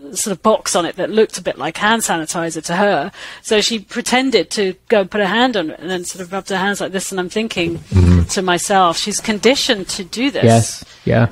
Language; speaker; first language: English; native; English